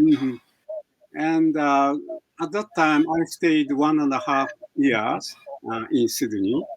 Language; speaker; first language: English; non-native, fluent; Japanese